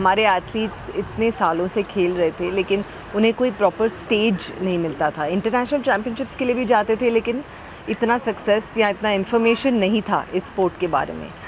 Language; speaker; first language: Hindi; native; Hindi